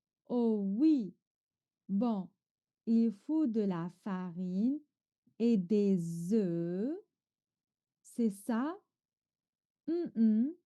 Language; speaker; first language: French; non-native, fluent; Chinese